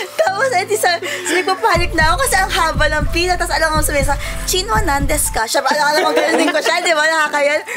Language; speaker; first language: Filipino; native; Filipino